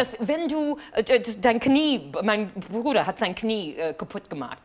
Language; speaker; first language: German; non-native, fluent; English